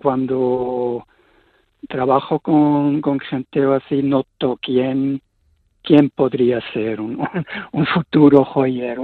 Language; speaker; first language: Spanish; non-native, fluent; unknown